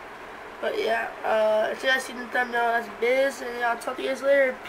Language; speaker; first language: English; native; English